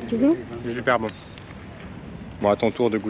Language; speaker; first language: French; native; French